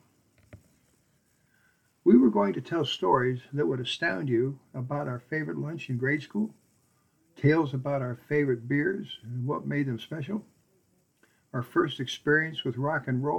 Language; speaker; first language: English; native; English